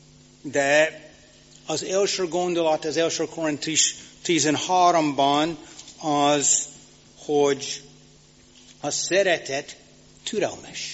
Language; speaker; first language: Hungarian; non-native, fluent; English